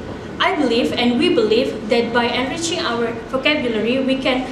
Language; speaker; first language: English; non-native, fluent; Indonesian